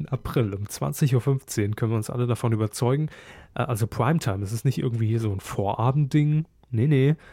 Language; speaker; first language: German; native; German